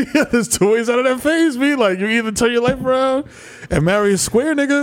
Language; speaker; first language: English; early bilingual, other home language; Spanish